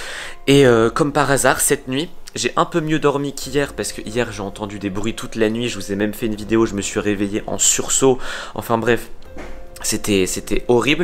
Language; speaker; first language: French; native; French